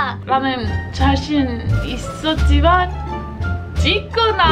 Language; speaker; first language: Korean; non-native, fluent; English